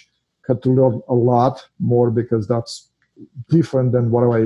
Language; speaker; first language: English; non-native, fluent; Russian